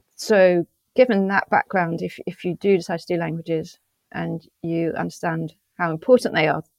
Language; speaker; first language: English; native; English